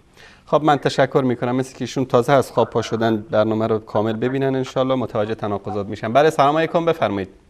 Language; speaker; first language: Persian; native; Persian